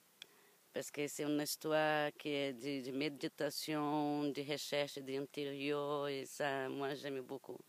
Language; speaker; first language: French; non-native, learner; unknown